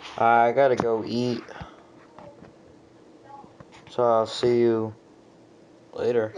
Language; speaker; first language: English; native; English